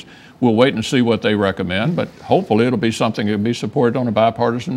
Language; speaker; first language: English; native; English